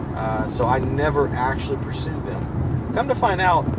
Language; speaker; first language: English; early bilingual, other home language; Spanish